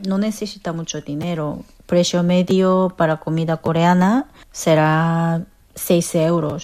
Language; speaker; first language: Spanish; non-native, fluent; Korean